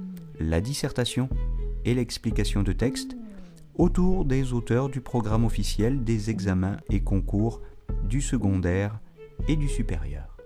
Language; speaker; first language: French; native; French